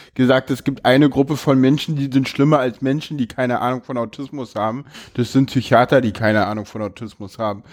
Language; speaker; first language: German; native; German